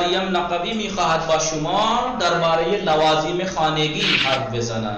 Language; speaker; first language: Persian; non-native, fluent; Urdu